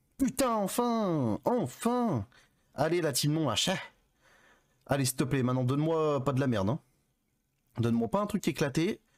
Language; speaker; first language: French; native; French